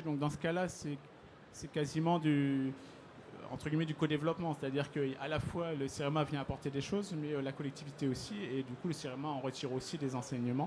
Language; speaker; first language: French; native; French